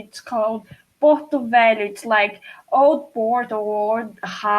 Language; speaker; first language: English; non-native, fluent; Portuguese